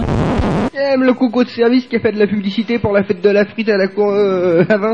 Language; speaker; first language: French; native; French